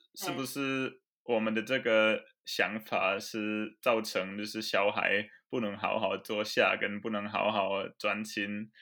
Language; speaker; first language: Chinese; non-native, fluent; German